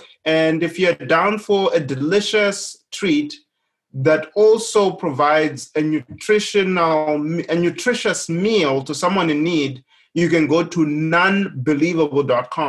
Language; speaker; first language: English; non-native, local second language; Shona